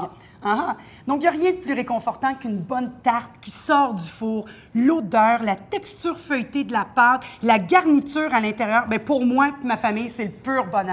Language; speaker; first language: French; native; French